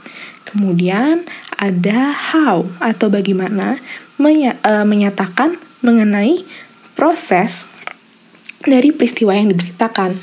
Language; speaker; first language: Indonesian; native; Indonesian